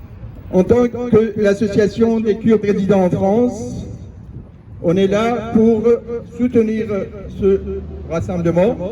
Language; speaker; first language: French; non-native, learner; Kurdish